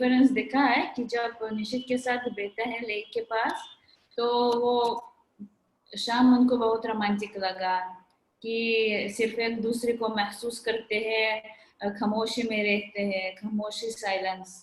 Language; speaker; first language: Hindi; non-native, fluent; Russian